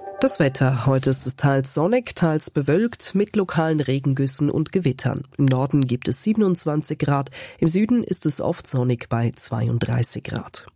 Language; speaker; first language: German; native; German